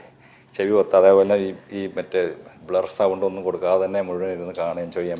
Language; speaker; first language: Malayalam; native; Malayalam